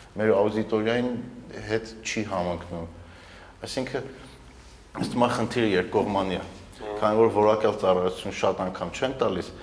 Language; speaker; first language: Armenian; native; Armenian